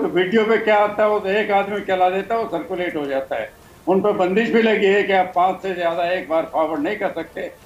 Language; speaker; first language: Hindi; native; Hindi